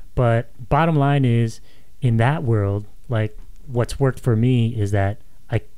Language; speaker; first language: English; native; English